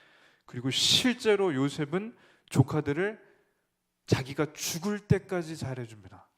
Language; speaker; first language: Korean; native; Korean